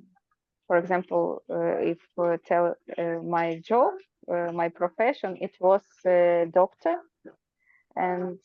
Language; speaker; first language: English; non-native, learner; Ukrainian